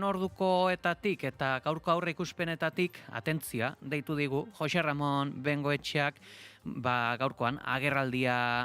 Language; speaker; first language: Basque; native; Basque